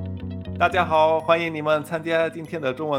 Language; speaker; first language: Chinese; non-native, learner; Spanish